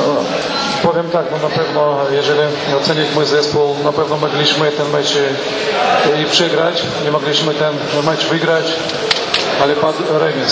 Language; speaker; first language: Polish; non-native, fluent; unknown